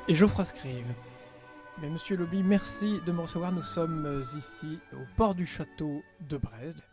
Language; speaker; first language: French; native; French